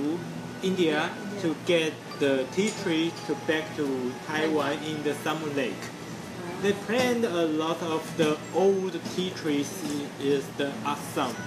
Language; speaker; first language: English; non-native, learner; Chinese